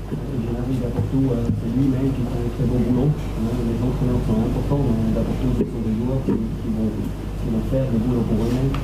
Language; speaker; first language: French; non-native, fluent; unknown